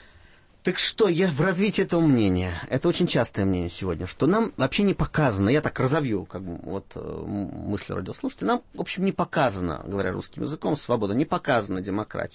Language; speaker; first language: Russian; native; Russian